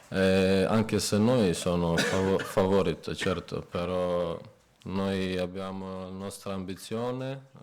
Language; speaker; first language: Italian; non-native, fluent; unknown